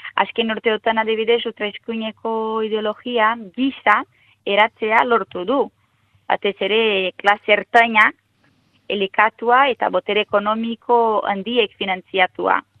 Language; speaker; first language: Basque; non-native, fluent; Portuguese